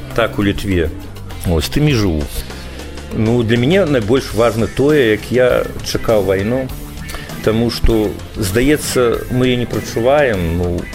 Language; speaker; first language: Russian; non-native, local second language; Belarusian